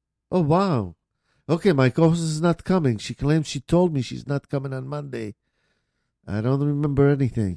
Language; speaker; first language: English; native; English